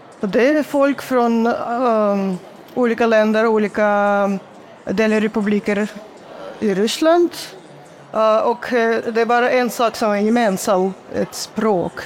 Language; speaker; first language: Swedish; non-native, fluent; Russian